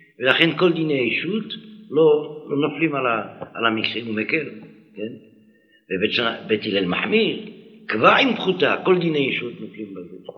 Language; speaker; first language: Hebrew; non-native, fluent; French